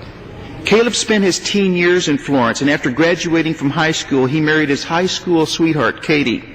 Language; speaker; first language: English; native; English